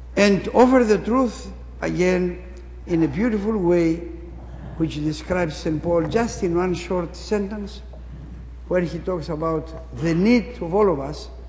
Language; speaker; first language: English; non-native, fluent; Greek